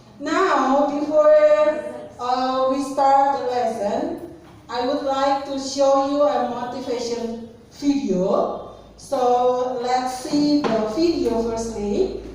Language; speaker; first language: English; non-native, fluent; Indonesian